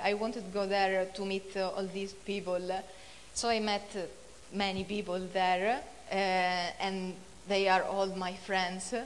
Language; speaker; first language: English; non-native, fluent; Italian